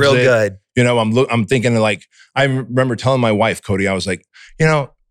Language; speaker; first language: English; early bilingual, other home language; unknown